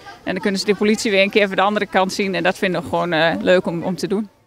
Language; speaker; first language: Dutch; native; Dutch